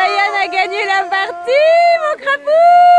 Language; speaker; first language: French; native; French